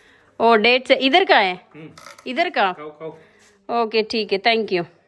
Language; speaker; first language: Hindi; non-native, local second language; Telugu